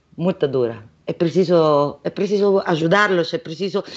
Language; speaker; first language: Portuguese; non-native, fluent; Italian